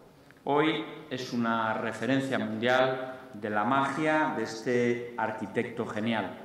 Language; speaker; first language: Spanish; native; Spanish